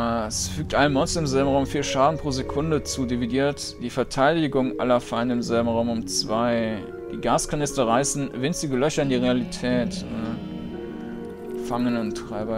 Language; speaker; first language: German; native; German